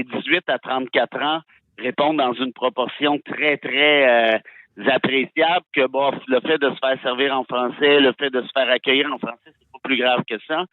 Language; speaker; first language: French; native; French